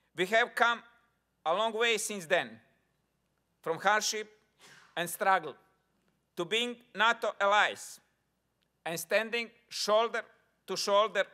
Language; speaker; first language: English; non-native, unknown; Croatian